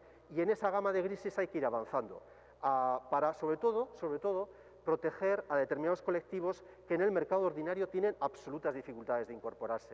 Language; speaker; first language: Spanish; native; Spanish